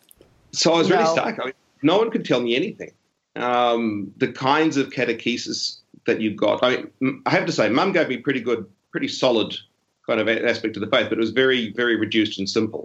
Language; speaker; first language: English; native; English